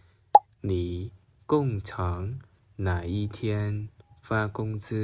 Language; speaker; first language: Chinese; non-native, fluent; Khmer